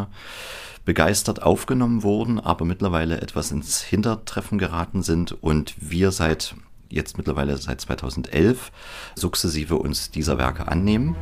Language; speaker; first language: German; native; German